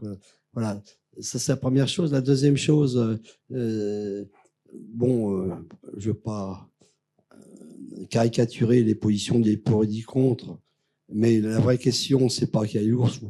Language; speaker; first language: French; native; French